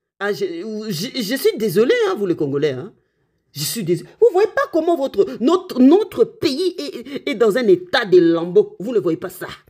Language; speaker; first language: French; non-native, local second language; Lingala